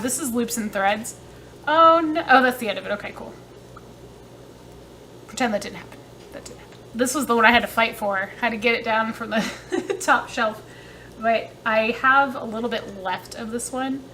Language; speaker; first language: English; native; English